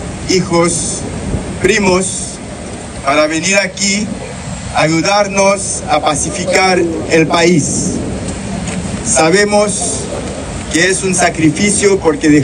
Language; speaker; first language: Spanish; non-native, learner; Haitian Creole